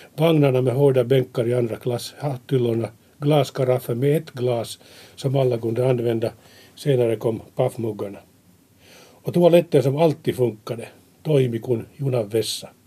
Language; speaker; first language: Swedish; native; Swedish